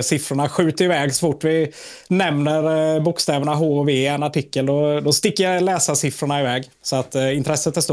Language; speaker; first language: Swedish; native; Swedish